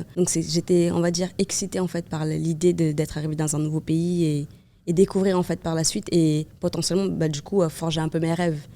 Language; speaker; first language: French; non-native, fluent; Kabuverdianu